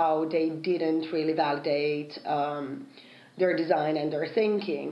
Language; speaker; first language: English; non-native, fluent; Italian